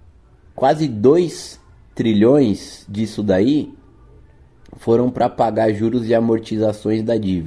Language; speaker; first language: Portuguese; native; Portuguese